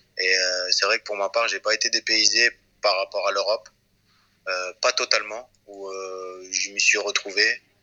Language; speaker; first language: French; early bilingual, other home language; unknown